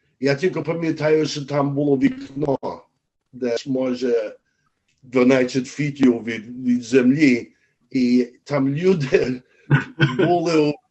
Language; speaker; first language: Ukrainian; early bilingual, heritage; Ukrainian